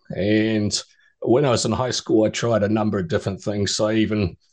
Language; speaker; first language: English; native; English